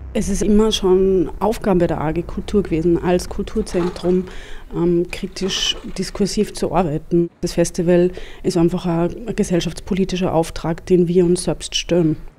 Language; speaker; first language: German; native; German